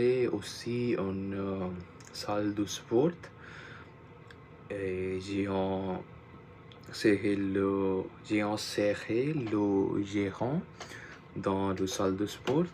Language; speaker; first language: French; non-native, learner; Punjabi